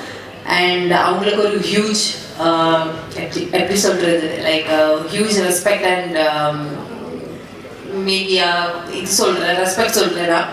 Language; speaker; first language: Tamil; non-native, learner; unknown